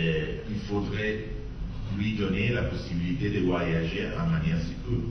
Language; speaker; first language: French; non-native, fluent; Italian